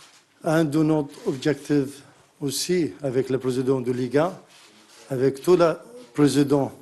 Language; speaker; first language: French; non-native, learner; Arabic